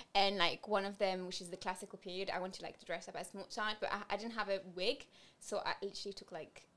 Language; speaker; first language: English; non-native, fluent; French